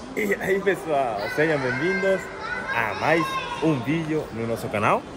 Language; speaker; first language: Portuguese; non-native, fluent; Spanish